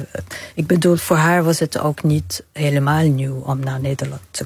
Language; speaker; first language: Dutch; non-native, fluent; Arabic